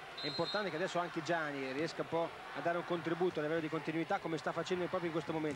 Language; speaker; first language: Italian; native; Italian